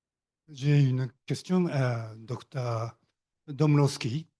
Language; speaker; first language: French; non-native, learner; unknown